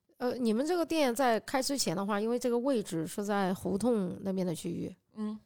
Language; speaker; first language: Chinese; native; Chinese